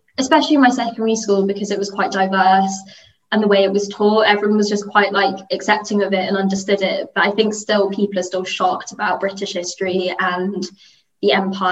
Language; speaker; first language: English; native; English